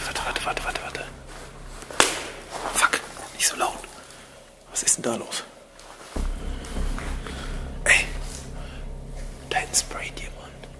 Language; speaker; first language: German; native; German